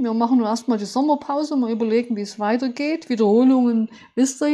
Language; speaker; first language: German; native; German